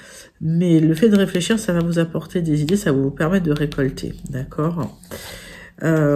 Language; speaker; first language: French; native; French